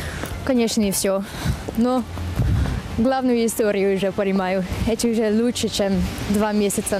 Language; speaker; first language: Russian; non-native, learner; Dutch